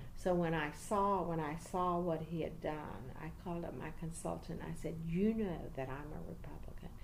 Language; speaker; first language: English; native; English